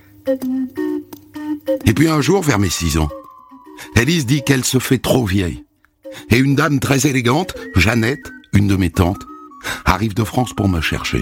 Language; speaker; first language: French; native; French